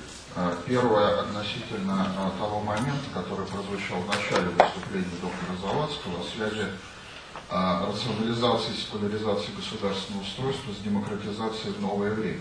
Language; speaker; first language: Russian; native; Russian